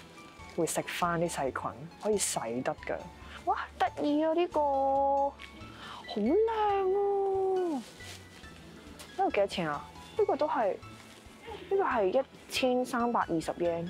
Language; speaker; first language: Cantonese; native; Cantonese